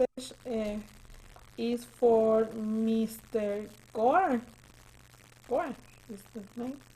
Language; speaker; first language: English; non-native, learner; Spanish